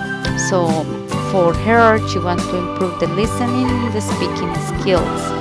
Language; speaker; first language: English; non-native, learner; Spanish